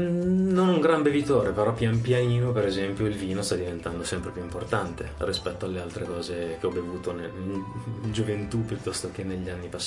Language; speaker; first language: Italian; native; Italian